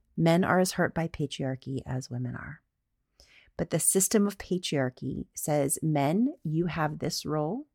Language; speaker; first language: English; native; English